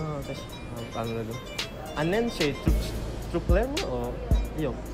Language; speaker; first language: Turkish; non-native, learner; Indonesian